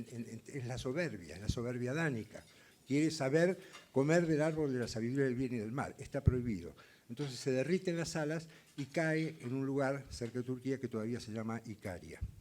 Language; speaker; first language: Spanish; native; Spanish